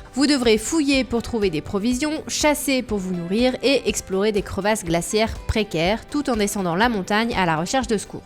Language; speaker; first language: French; native; French